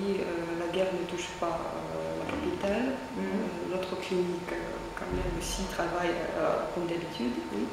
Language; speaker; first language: French; non-native, fluent; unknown